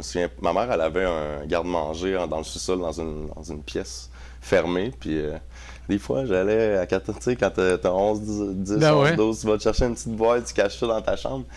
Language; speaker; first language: French; native; French